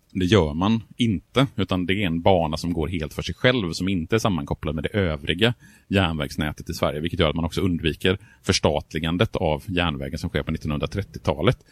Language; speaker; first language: Swedish; native; Swedish